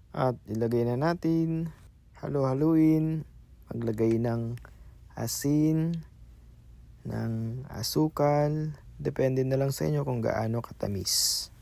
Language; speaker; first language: Filipino; non-native, local second language; Pangasinan